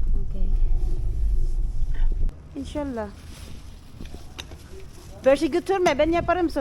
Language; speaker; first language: Turkish; non-native, learner; Filipino